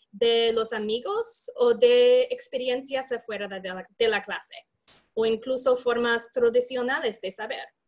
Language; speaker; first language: Spanish; non-native, fluent; English